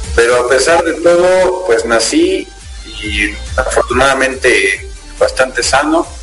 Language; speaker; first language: Spanish; native; Spanish